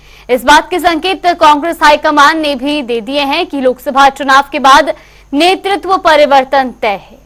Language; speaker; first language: Hindi; native; Hindi